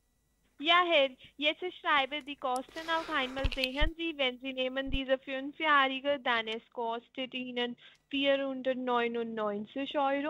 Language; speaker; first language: German; non-native, learner; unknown